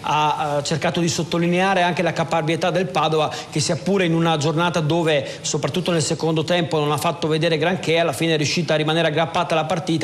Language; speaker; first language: Italian; native; Italian